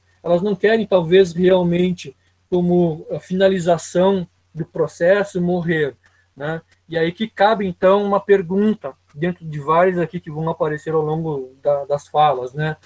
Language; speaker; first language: Portuguese; native; Portuguese